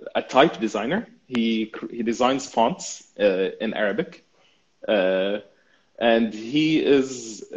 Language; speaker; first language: English; non-native, fluent; Arabic